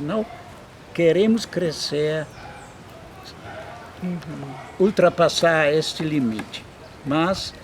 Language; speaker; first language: Portuguese; non-native, fluent; German